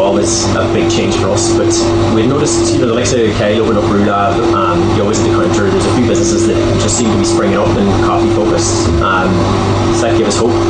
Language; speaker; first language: English; native; English